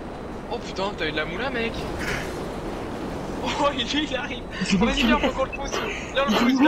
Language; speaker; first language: French; native; French